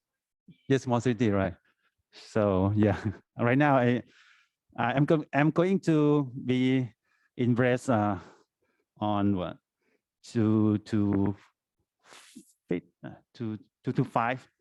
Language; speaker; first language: English; non-native, fluent; Thai